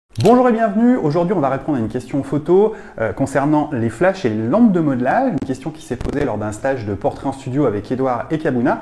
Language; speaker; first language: French; native; French